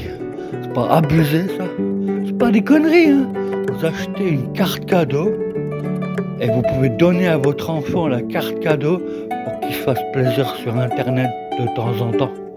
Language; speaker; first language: French; native; French